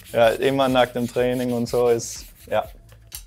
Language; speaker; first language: German; non-native, learner; Danish